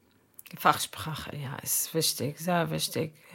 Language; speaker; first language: German; non-native, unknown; Arabic